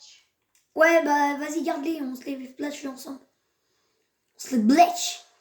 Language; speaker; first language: French; native; French